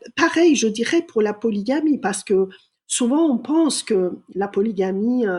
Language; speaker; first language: French; non-native, fluent; Persian